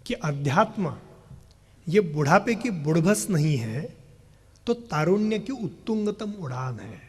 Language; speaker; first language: Hindi; non-native, local second language; Marathi